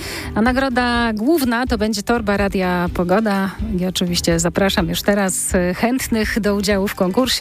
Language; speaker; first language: Polish; native; Polish